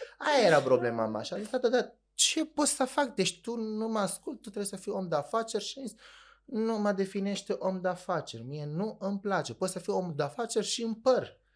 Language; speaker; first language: Romanian; non-native, fluent; Arabic